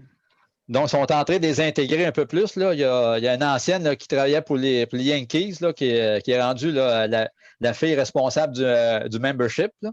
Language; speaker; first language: French; native; French